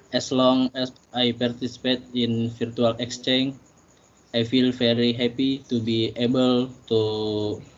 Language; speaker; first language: English; non-native, learner; Indonesian